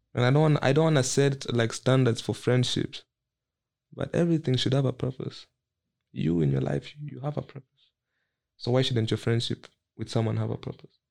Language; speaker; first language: English; non-native, local second language; Nyanja